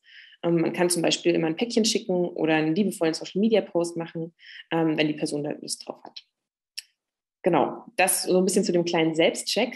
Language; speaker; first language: German; native; German